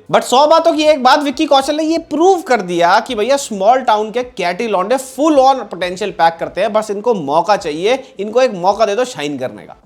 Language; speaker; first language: Hindi; native; Hindi